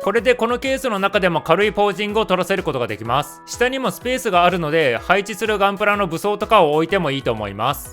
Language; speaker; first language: Japanese; native; Japanese